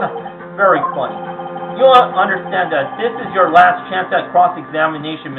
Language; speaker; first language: English; native; English